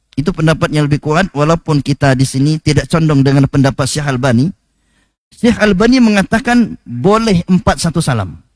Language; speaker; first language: Malay; native; Malay